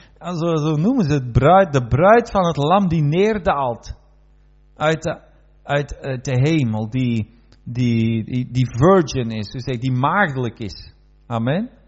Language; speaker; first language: Dutch; native; Dutch